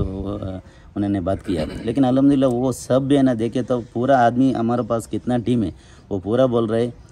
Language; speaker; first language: Hindi; non-native, local second language; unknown